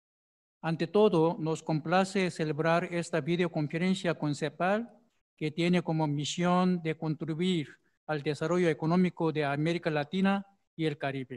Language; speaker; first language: Spanish; non-native, fluent; Korean